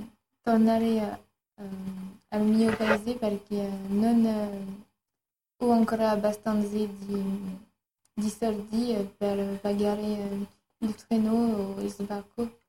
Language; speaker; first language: Italian; non-native, learner; French